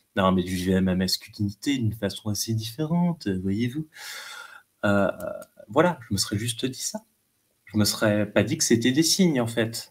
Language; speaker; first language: French; native; French